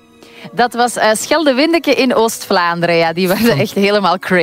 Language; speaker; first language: Dutch; native; Dutch